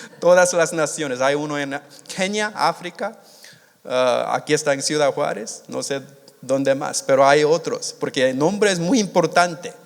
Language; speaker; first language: Spanish; non-native, fluent; Korean